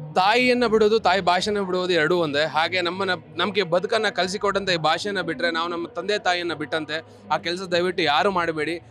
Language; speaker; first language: Kannada; native; Kannada